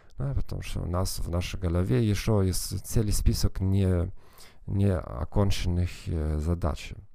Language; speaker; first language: Russian; non-native, fluent; German